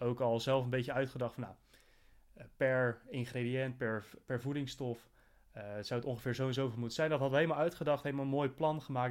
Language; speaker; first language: Dutch; native; Dutch